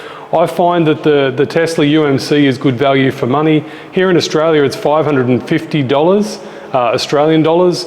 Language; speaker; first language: English; native; English